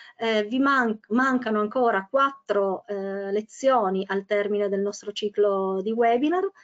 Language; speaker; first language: Italian; native; Italian